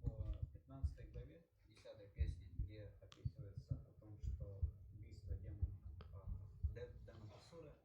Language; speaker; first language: Russian; native; Russian